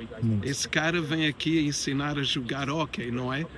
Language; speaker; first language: Portuguese; early bilingual, heritage; English